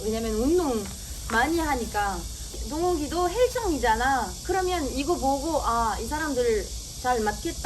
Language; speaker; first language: Korean; non-native, fluent; French